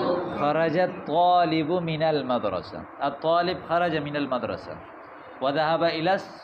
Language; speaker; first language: Arabic; non-native, fluent; Urdu